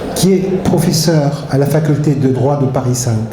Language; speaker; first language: French; non-native, fluent; Arabic